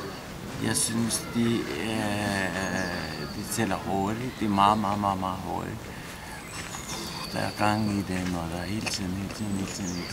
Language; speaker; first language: Danish; non-native, learner; Turkish